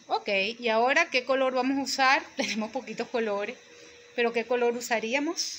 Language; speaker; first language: Spanish; native; Spanish